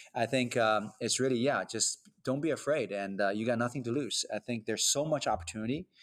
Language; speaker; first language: English; early bilingual, other home language; Chinese